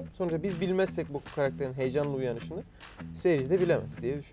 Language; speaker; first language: Turkish; native; Turkish